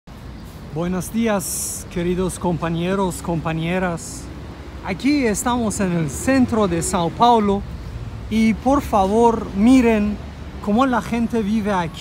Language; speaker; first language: Spanish; non-native, fluent; Portuguese